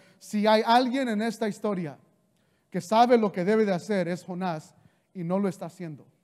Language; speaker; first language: Spanish; early bilingual, heritage; Spanish